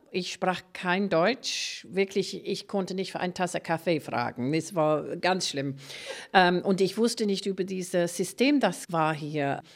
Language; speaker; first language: German; non-native, fluent; English